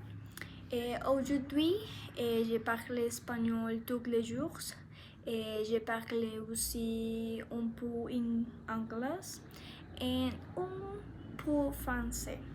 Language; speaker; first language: French; non-native, learner; Spanish